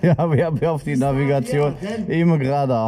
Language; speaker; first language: German; non-native, learner; English